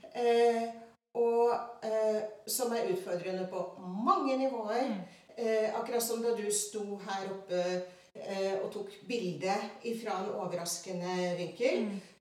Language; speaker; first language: Norwegian; early bilingual, other home language; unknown